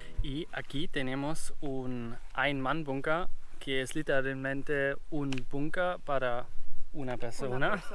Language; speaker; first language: Spanish; non-native, learner; German